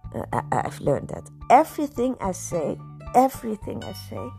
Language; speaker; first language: English; non-native, learner; Dutch